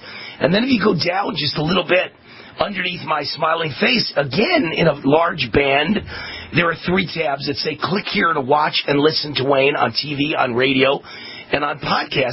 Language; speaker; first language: English; native; English